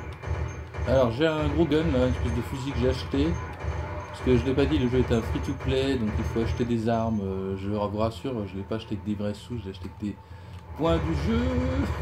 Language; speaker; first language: French; native; French